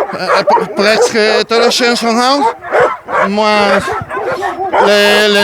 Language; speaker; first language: French; non-native, learner; Spanish